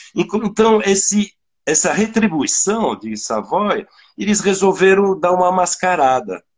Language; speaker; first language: Portuguese; non-native, fluent; French